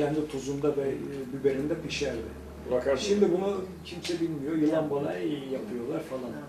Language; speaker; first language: Turkish; native; Turkish